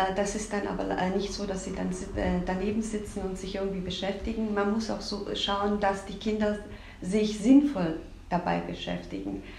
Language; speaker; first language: German; early bilingual, other home language; Turkish